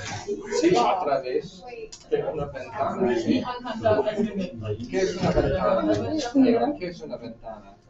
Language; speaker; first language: Spanish; non-native, fluent; English